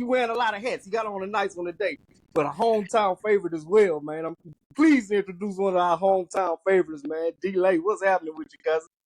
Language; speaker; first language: English; native; English